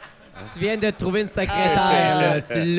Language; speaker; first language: French; native; French